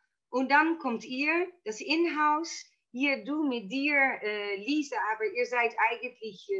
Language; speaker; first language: German; non-native, fluent; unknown